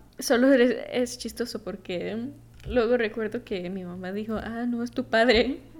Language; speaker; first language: Spanish; early bilingual, heritage; Spanish